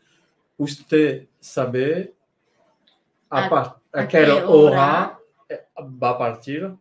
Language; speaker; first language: Spanish; non-native, learner; French